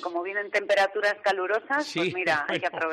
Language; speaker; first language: Spanish; native; Spanish